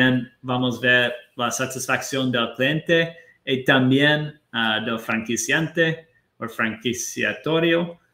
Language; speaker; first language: Spanish; non-native, fluent; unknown